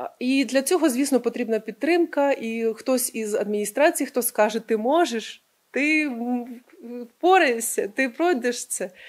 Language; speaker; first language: Ukrainian; non-native, local second language; Russian